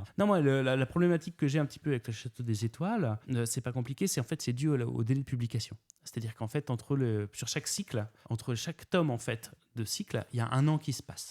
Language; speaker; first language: French; native; French